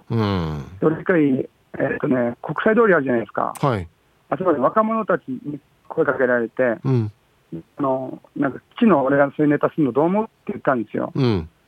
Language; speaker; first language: Japanese; native; Japanese